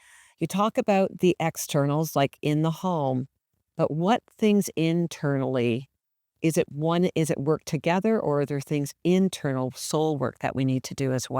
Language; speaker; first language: English; native; English